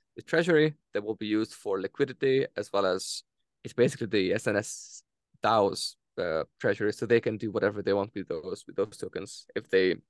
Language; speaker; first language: English; non-native, fluent; Hungarian